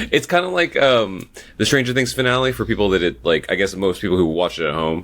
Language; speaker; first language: English; native; English